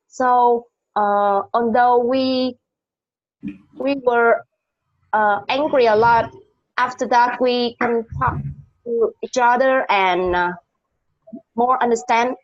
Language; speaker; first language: English; non-native, learner; Vietnamese